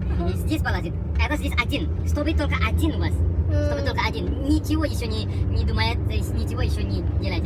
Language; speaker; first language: Russian; non-native, learner; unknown